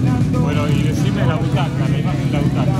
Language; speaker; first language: Spanish; native; Spanish